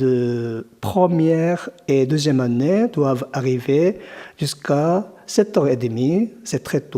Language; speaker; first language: French; non-native, fluent; Korean